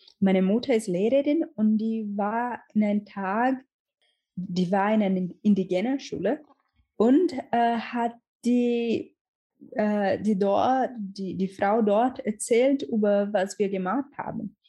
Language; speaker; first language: German; non-native, learner; Portuguese